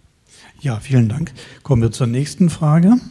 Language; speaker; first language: German; native; German